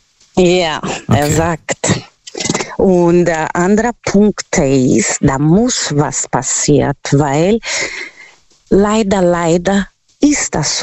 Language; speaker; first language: German; non-native, learner; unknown